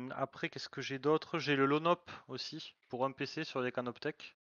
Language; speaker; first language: French; native; French